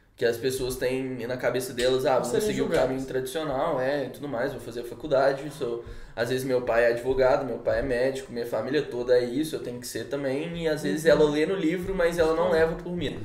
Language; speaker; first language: Portuguese; native; Portuguese